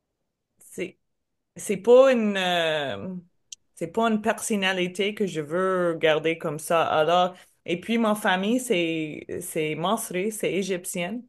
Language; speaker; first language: French; non-native, learner; English